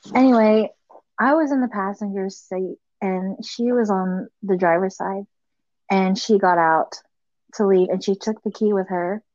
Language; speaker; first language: English; native; English